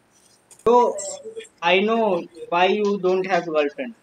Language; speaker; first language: English; non-native, local second language; Hindi